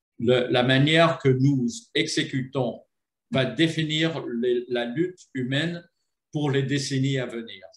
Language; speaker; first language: French; non-native, fluent; English